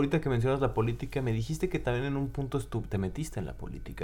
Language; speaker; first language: Spanish; native; Spanish